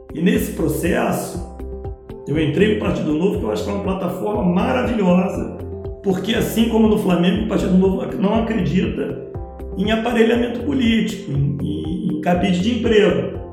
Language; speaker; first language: Portuguese; native; Portuguese